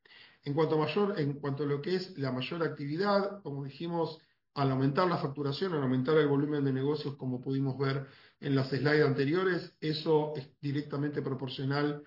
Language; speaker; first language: Spanish; native; Spanish